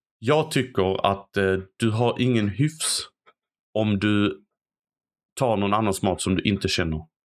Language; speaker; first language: Swedish; early bilingual, other home language; Arabic